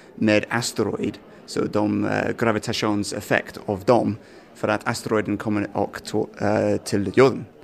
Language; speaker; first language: Swedish; non-native, fluent; English